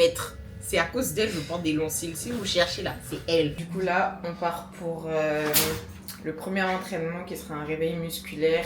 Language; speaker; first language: French; native; French